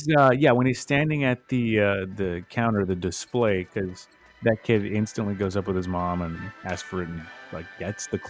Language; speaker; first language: English; native; English